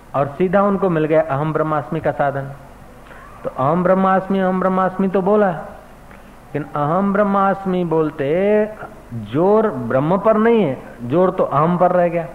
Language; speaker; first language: Hindi; non-native, local second language; Sindhi